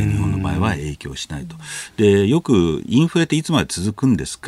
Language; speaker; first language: Japanese; native; Japanese